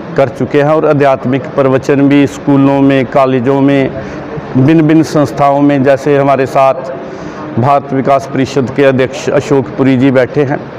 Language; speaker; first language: Hindi; non-native, local second language; Punjabi